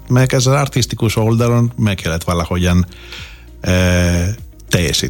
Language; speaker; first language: Hungarian; non-native, learner; Greek